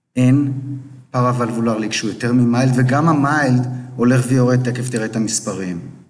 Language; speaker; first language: Hebrew; native; Hebrew